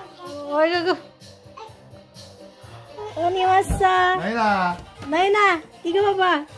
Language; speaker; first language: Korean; non-native, fluent; Filipino